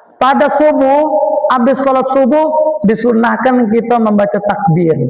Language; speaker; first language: Malay; native; Malay